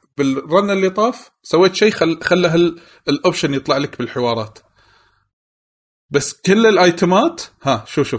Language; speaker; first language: Arabic; native; Arabic